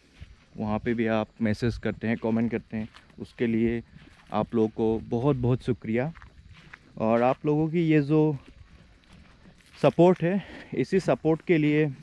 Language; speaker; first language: Hindi; non-native, local second language; Assamese